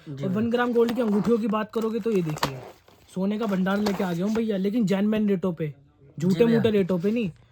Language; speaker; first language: Hindi; native; Hindi